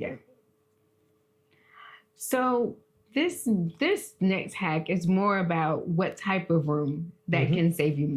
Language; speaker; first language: English; native; English